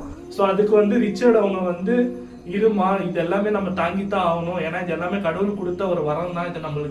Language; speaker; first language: Tamil; native; Tamil